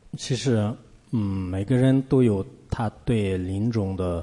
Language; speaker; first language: Chinese; non-native, local second language; Tibetan